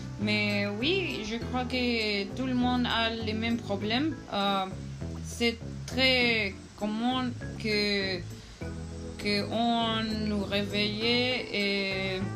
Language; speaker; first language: French; non-native, learner; Spanish